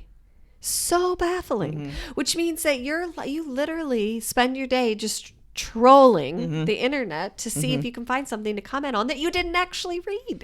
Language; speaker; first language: English; native; English